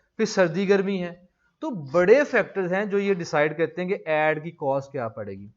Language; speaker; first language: Urdu; non-native, local second language; Punjabi